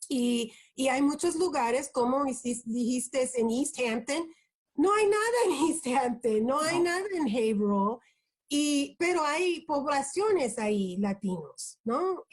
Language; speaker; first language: Spanish; early bilingual, heritage; Spanish